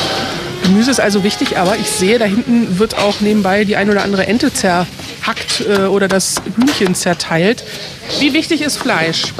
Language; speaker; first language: German; native; German